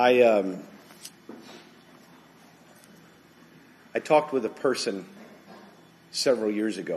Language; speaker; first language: English; native; English